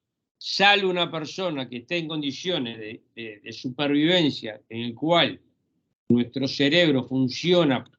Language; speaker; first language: Spanish; native; Spanish